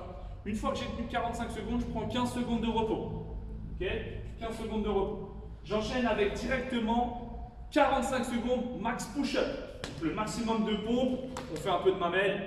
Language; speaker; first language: French; native; French